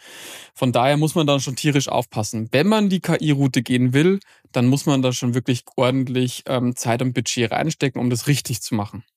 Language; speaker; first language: German; native; German